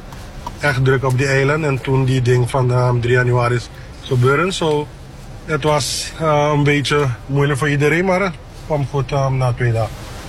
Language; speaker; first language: Dutch; non-native, local second language; Papiamento